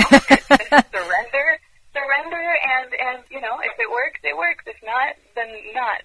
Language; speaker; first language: English; non-native, fluent; Hebrew